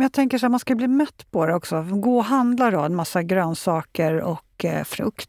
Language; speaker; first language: Swedish; native; Swedish